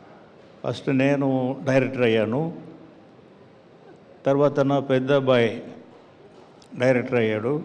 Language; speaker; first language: Telugu; non-native, learner; Tamil